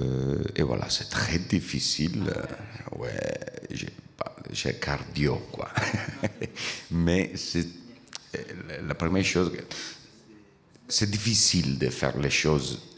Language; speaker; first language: French; non-native, learner; Italian